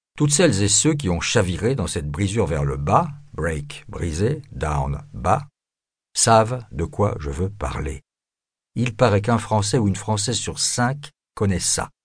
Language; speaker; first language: French; native; French